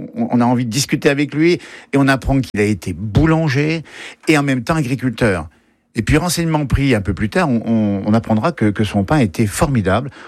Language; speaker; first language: French; native; French